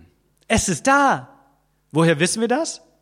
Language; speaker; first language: German; non-native, fluent; English